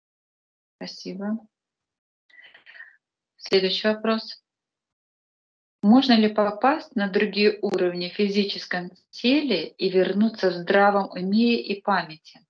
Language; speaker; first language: Russian; native; Russian